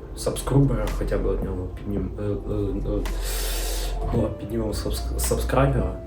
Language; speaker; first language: Ukrainian; non-native, local second language; Russian